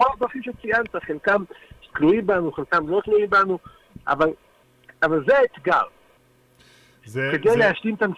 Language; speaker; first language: Hebrew; native; Hebrew